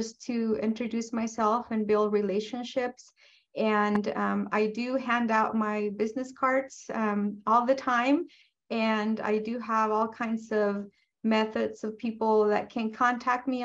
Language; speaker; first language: English; non-native, fluent; Spanish